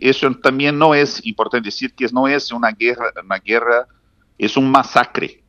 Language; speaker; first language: Spanish; non-native, fluent; Portuguese